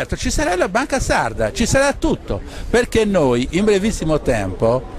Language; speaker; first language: Italian; non-native, local second language; Sardinian